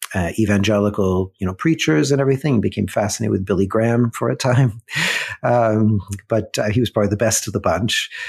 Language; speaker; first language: English; native; English